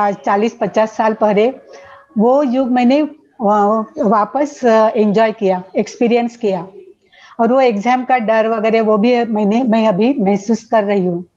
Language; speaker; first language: Hindi; non-native, local second language; Marathi